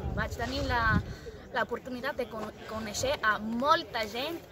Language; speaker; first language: Catalan; non-native, learner; English